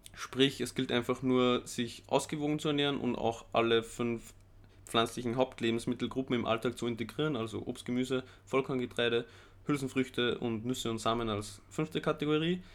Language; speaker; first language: German; native; German